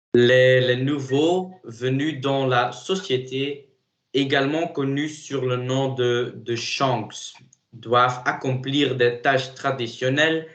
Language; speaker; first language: French; non-native, learner; Dutch